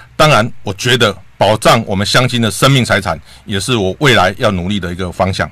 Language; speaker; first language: Chinese; native; Chinese